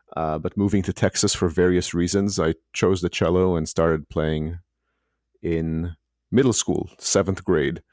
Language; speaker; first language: English; early bilingual, other home language; Hebrew